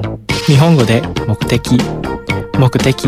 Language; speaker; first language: Japanese; non-native, fluent; Indonesian